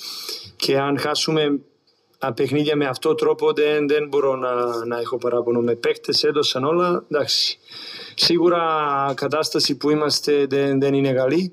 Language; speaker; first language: Greek; non-native, learner; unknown